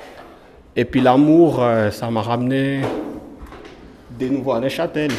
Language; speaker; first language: French; non-native, fluent; Portuguese